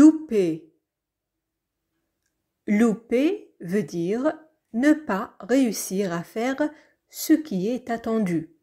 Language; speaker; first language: French; non-native, fluent; Arabic